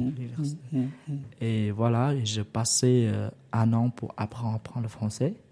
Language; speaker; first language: French; non-native, learner; Vietnamese